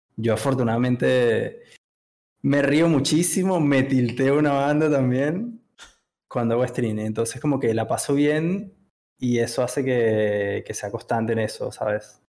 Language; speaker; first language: Spanish; native; Spanish